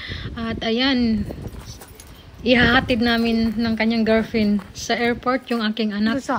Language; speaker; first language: Filipino; native; Filipino